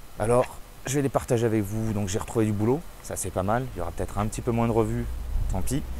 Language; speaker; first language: French; native; French